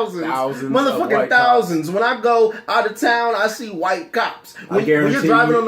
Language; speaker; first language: English; native; English